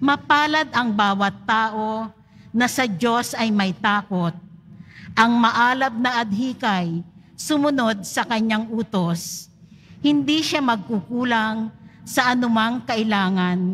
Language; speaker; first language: Filipino; native; Filipino